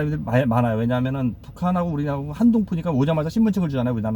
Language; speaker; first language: Korean; native; Korean